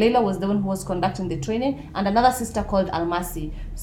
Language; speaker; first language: English; non-native, local second language; Somali